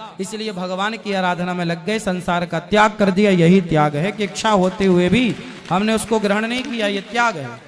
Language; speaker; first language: Hindi; native; Hindi